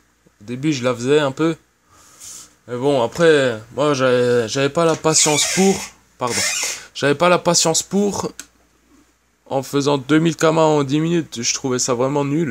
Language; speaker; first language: French; native; French